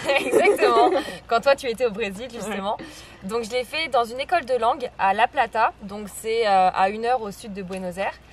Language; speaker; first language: French; native; French